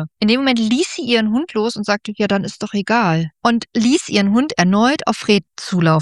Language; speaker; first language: German; native; German